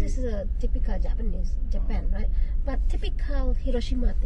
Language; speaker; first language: English; non-native, learner; Indonesian